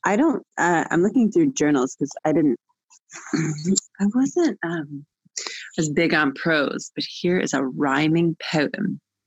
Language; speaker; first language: English; native; English